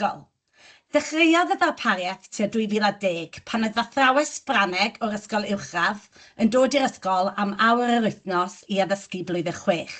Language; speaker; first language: Welsh; native; Welsh